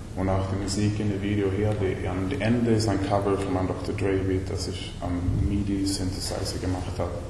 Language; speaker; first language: German; non-native, learner; Swedish